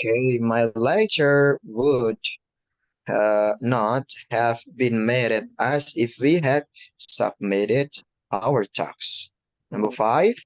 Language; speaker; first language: English; non-native, fluent; Indonesian